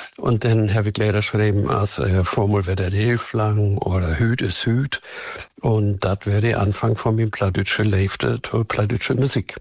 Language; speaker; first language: German; native; German